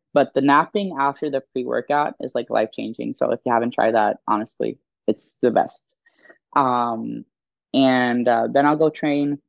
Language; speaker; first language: English; non-native, fluent; Swedish